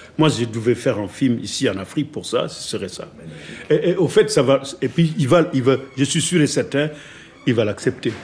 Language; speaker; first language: French; non-native, local second language; Wolof